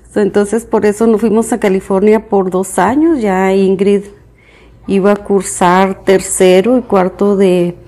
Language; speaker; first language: English; non-native, fluent; Spanish